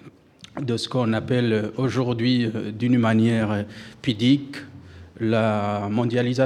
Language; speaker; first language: French; non-native, local second language; Rundi